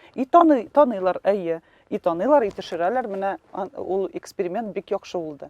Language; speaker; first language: Tatar; non-native, local second language; Russian